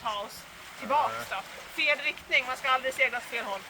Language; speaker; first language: Swedish; native; Swedish